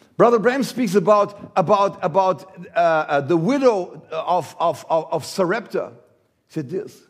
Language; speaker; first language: English; non-native, fluent; German